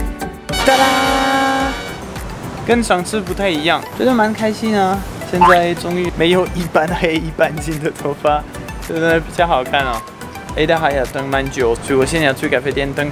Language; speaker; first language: Chinese; non-native, fluent; French